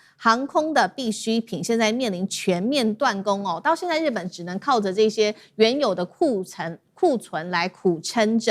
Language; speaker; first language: Chinese; native; Chinese